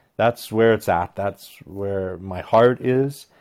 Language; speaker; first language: English; native; English